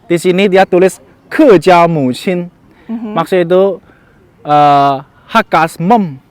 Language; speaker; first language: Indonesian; non-native, learner; Chinese